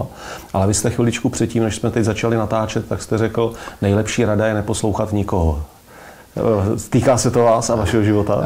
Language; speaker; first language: Czech; native; Czech